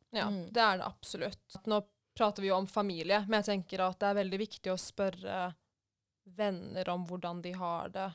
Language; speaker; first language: Norwegian; early bilingual, other home language; Persian